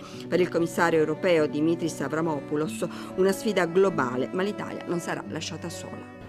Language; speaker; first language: Italian; native; Italian